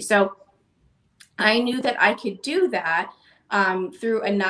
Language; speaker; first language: English; native; English